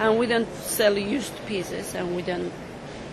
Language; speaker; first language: English; non-native, learner; Spanish